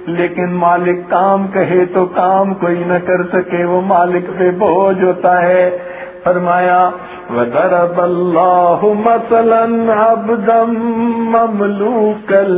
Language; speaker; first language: Urdu; non-native, local second language; Punjabi